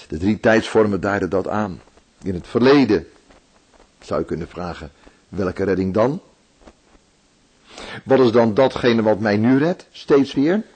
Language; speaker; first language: Dutch; native; Dutch